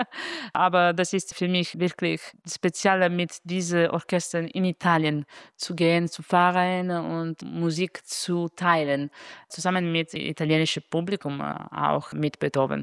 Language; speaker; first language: German; non-native, fluent; Italian